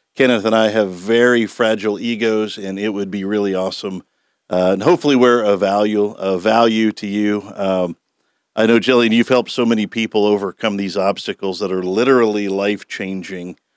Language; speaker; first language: English; native; English